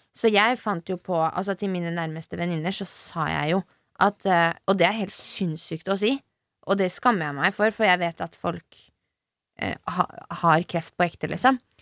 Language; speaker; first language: Norwegian; early bilingual, other home language; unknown